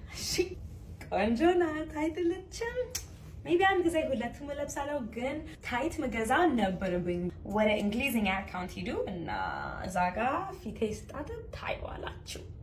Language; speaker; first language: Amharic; early bilingual, heritage; Amharic